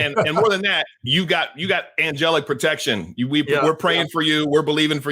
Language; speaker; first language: English; native; English